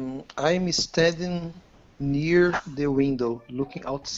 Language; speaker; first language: English; non-native, learner; Portuguese